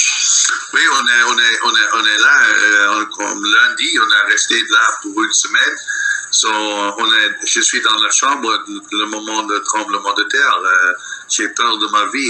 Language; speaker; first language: French; non-native, local second language; Dutch